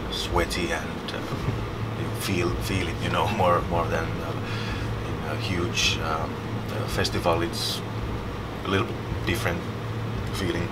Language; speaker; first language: English; non-native, fluent; Finnish